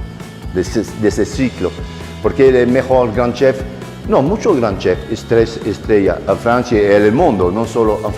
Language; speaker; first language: Spanish; non-native, learner; French